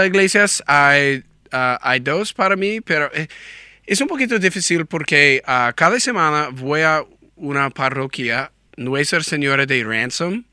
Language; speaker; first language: Spanish; non-native, learner; English